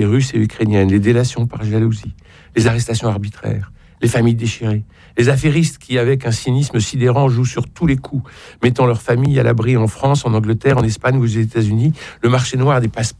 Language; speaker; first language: French; native; French